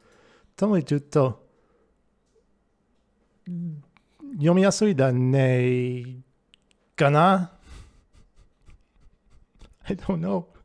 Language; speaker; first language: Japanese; non-native, learner; English